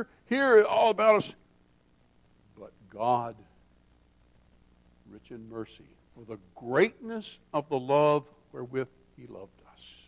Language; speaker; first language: English; native; English